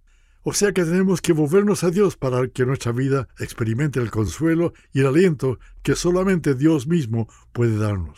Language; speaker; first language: Spanish; non-native, fluent; English